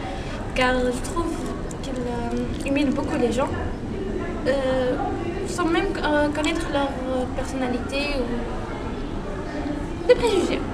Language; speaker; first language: French; non-native, local second language; Arabic